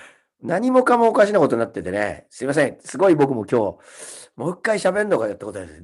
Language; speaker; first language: Japanese; native; Japanese